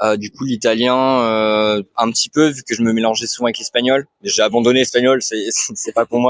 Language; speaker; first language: French; native; French